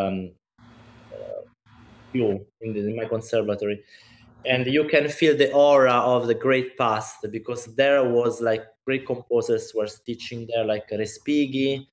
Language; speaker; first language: English; non-native, fluent; Italian